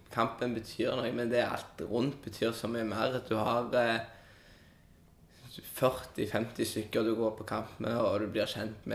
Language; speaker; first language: Norwegian; native; Norwegian